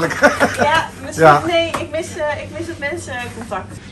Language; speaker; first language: Dutch; early bilingual, other home language; Italian